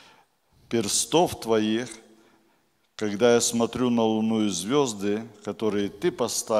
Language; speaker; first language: Polish; non-native, learner; Russian